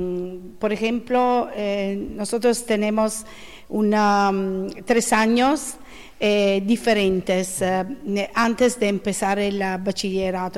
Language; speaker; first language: Spanish; non-native, fluent; Italian